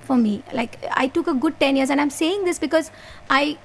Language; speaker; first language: English; non-native, local second language; Hindi